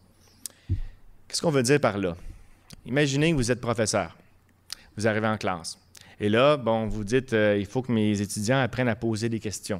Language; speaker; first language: French; native; French